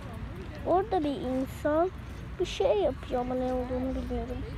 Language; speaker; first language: Turkish; early bilingual, heritage; Turkish